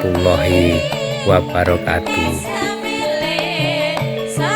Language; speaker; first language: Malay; non-native, local second language; Javanese